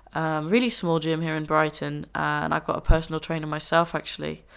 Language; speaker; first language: English; non-native, fluent; Dutch